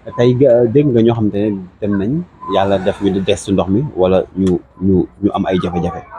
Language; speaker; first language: Wolof; native; Wolof